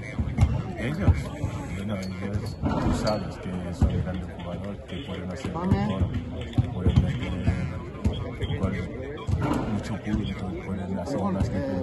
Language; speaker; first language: Spanish; non-native, fluent; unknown